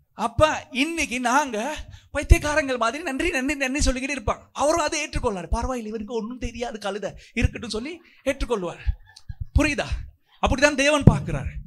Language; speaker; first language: Tamil; non-native, local second language; Sinhala